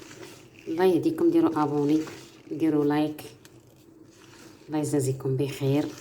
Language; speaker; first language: Arabic; native; Arabic